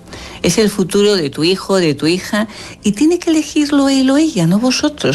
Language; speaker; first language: Spanish; native; Spanish